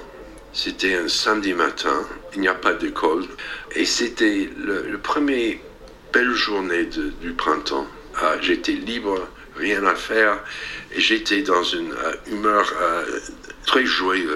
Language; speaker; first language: French; non-native, fluent; English